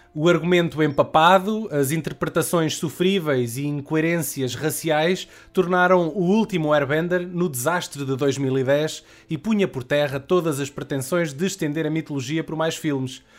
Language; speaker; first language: Portuguese; native; Portuguese